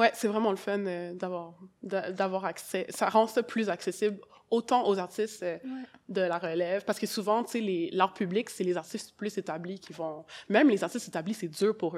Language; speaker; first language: French; native; French